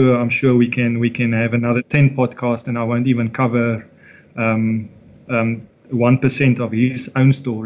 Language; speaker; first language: English; non-native, local second language; Afrikaans